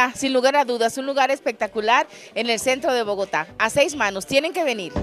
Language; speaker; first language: Spanish; native; Spanish